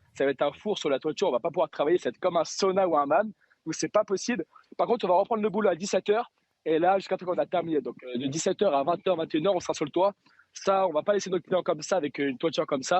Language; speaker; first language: French; native; French